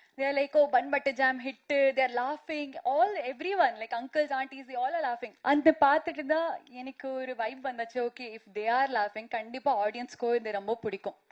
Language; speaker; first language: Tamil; non-native, fluent; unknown